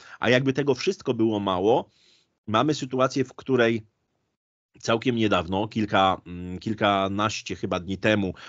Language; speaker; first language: Polish; native; Polish